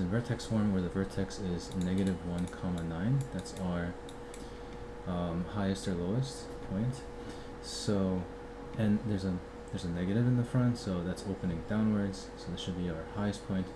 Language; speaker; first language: English; native; English